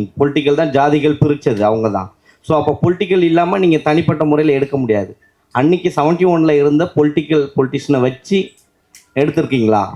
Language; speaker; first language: Tamil; native; Tamil